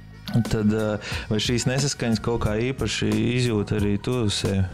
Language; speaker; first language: Latvian; native; Latvian